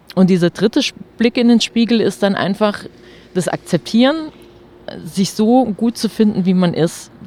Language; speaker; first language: German; native; German